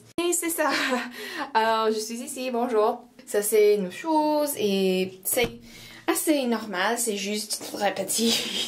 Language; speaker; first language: French; non-native, learner; English